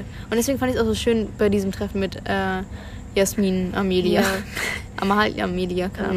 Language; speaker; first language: German; native; German